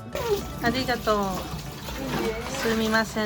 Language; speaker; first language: Japanese; non-native, learner; English